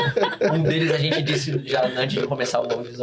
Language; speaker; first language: Portuguese; native; Portuguese